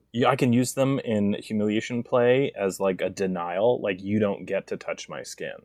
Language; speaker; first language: English; native; English